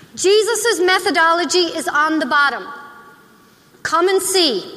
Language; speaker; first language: English; native; English